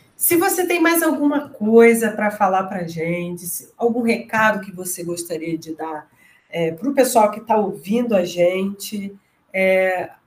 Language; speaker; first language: Portuguese; native; Portuguese